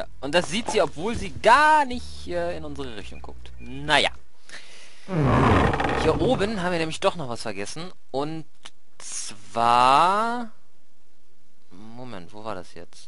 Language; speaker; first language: German; native; German